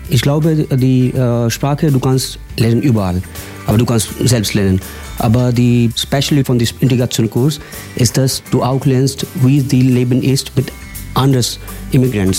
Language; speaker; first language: German; non-native, learner; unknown